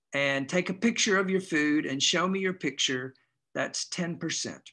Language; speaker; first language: English; native; English